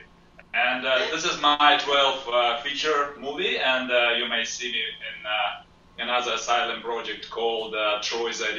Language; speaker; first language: English; non-native, fluent; Russian